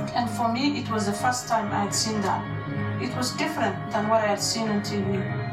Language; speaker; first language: English; non-native, fluent; Somali